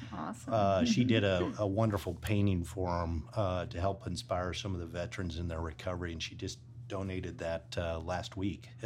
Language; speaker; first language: English; native; English